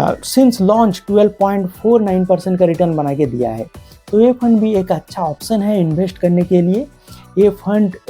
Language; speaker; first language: Hindi; non-native, local second language; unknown